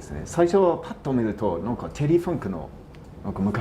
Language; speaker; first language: Japanese; non-native, fluent; English